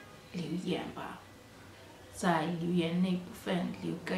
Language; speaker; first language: Chinese; non-native, fluent; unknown